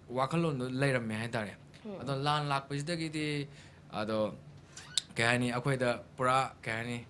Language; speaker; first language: Manipuri; native; Manipuri